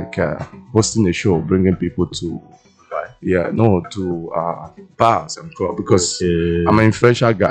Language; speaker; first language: English; non-native, local second language; Igbo